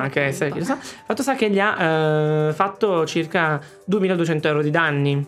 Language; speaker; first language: Italian; native; Italian